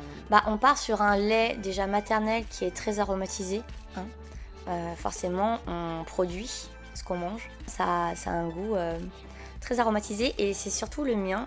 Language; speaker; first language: French; native; French